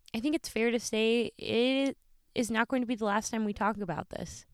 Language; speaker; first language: English; native; English